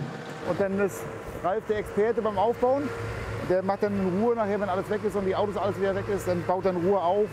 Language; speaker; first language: German; native; German